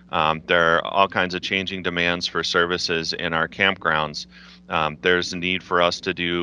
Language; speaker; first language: English; native; English